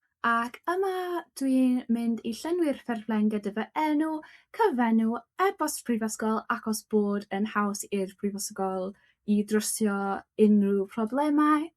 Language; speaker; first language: Welsh; non-native, local second language; English